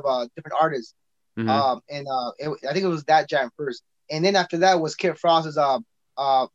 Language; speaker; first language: English; native; English